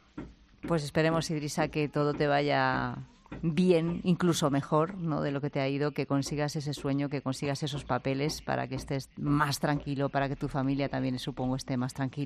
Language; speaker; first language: Spanish; native; Spanish